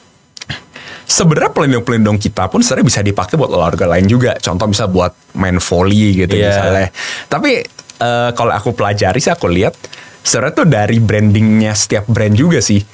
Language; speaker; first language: Indonesian; native; Indonesian